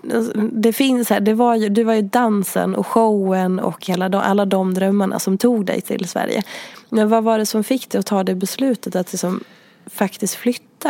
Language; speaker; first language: Swedish; native; Swedish